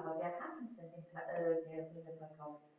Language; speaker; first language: German; non-native, fluent; Russian